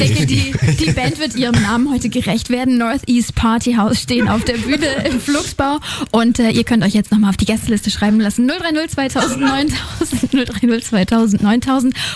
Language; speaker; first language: German; native; German